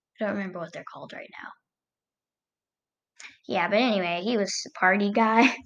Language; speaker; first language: English; native; English